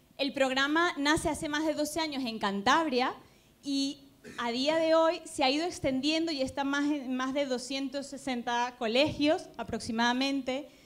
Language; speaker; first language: Spanish; native; Spanish